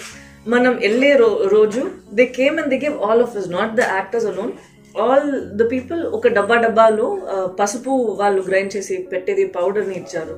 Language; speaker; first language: Telugu; non-native, fluent; Tamil